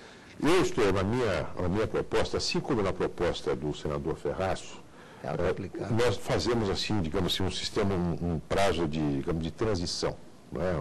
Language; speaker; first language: Portuguese; native; Portuguese